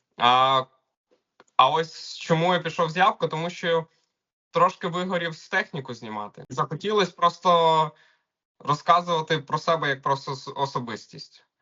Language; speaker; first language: Ukrainian; non-native, local second language; Russian